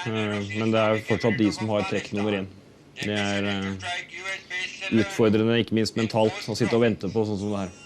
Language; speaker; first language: Norwegian; native; Norwegian